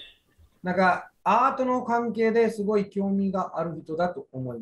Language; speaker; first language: Japanese; non-native, fluent; Hindi